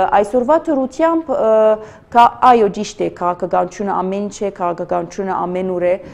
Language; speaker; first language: Armenian; early bilingual, heritage; Armenian